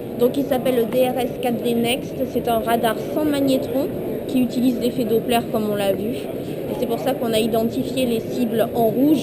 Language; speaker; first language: French; native; French